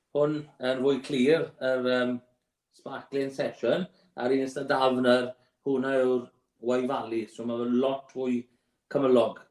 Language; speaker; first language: Welsh; native; Welsh